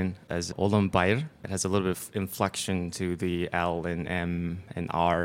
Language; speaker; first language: English; non-native, fluent; Mongolian